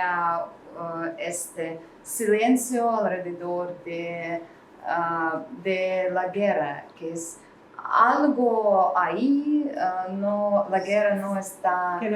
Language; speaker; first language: Spanish; non-native, learner; Russian